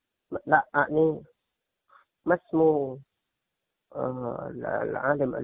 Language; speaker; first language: Arabic; non-native, learner; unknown